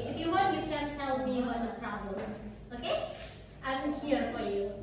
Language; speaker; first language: English; non-native, learner; Indonesian